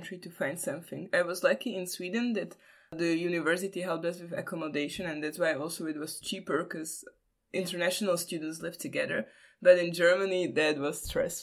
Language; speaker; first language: English; non-native, fluent; Slovak